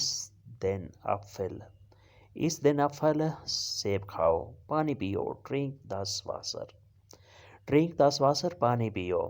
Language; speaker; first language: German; non-native, learner; Urdu